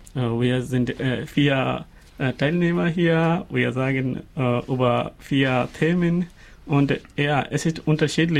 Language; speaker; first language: German; non-native, learner; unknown